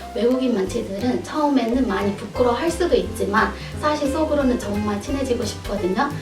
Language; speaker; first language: Korean; non-native, fluent; Burmese